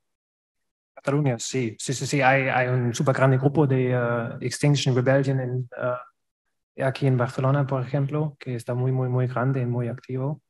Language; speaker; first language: Spanish; non-native, learner; German